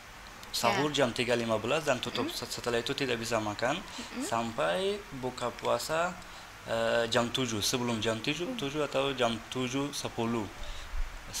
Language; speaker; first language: Indonesian; non-native, fluent; Persian